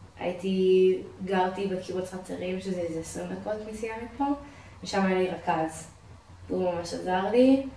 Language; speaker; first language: Hebrew; non-native, fluent; English